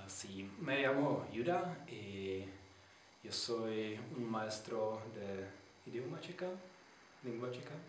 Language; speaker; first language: Spanish; non-native, learner; Czech